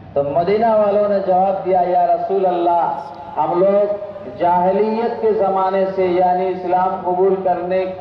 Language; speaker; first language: Hindi; non-native, local second language; Bangla